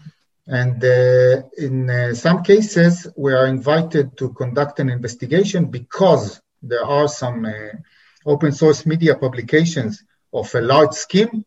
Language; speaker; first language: English; non-native, fluent; Hebrew